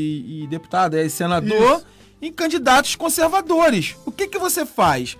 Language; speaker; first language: Portuguese; native; Portuguese